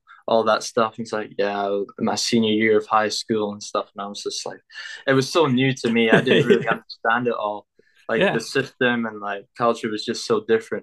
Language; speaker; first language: English; native; English